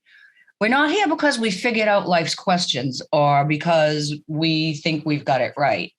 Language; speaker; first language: English; native; English